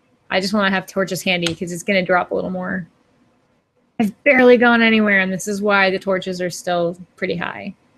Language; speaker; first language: English; native; English